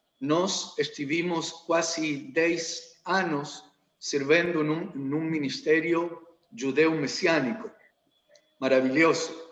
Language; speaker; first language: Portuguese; non-native, learner; Spanish